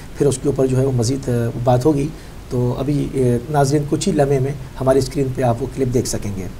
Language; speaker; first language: Urdu; native; Urdu